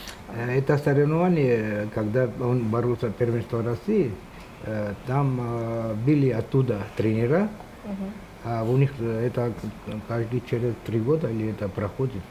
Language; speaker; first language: Russian; non-native, local second language; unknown